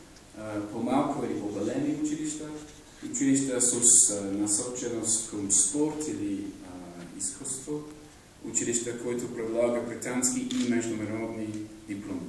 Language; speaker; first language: Bulgarian; non-native, fluent; English